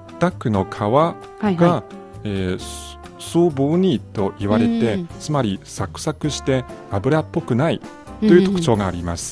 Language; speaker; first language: Japanese; non-native, fluent; Chinese